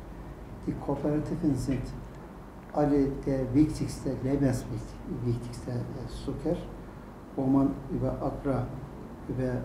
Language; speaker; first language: German; non-native, learner; Turkish